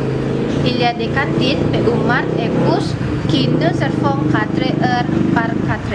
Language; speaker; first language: French; non-native, learner; Indonesian